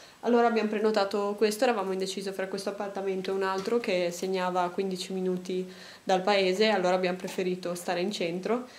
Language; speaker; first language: Italian; native; Italian